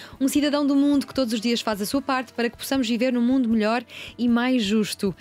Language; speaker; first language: Portuguese; native; Portuguese